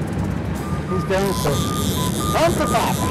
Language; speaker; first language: English; native; English